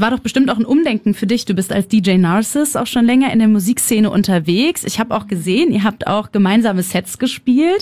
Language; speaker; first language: German; native; German